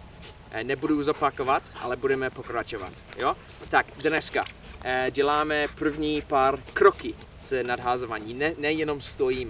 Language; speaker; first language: Czech; non-native, learner; English